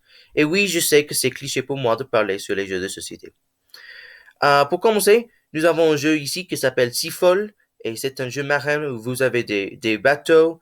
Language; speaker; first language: French; non-native, learner; English